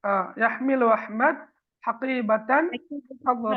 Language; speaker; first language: Arabic; non-native, fluent; Tamil